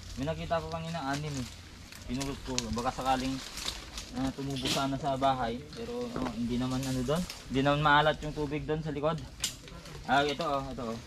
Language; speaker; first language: Filipino; native; Filipino